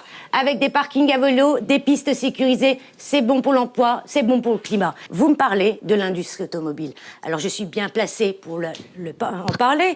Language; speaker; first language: French; native; French